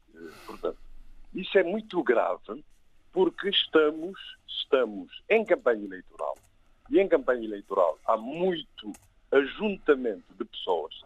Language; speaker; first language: Portuguese; non-native, local second language; Kabuverdianu